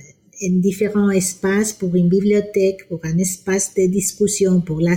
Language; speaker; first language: French; non-native, fluent; Spanish